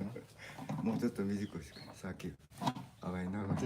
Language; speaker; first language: Japanese; native; Japanese